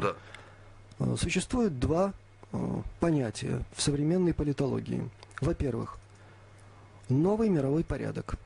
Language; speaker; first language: Russian; native; Russian